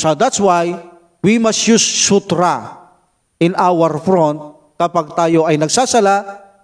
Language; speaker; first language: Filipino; non-native, local second language; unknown